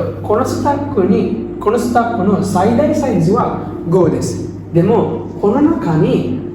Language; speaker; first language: Japanese; non-native, learner; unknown